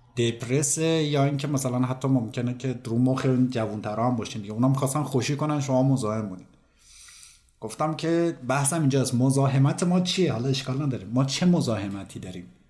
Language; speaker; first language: Persian; native; Persian